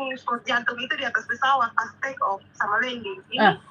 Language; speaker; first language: Indonesian; native; Indonesian